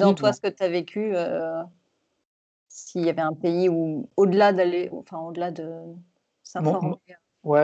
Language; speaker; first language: French; native; French